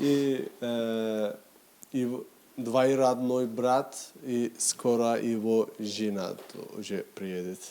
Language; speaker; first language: Russian; non-native, learner; Turkish